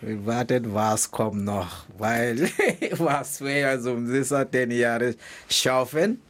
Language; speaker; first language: German; non-native, learner; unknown